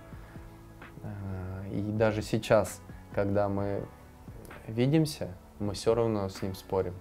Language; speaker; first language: Russian; native; Russian